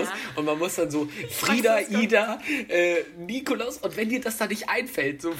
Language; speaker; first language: German; native; German